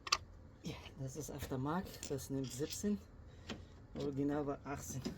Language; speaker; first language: German; non-native, learner; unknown